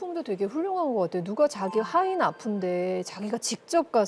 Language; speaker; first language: Korean; native; Korean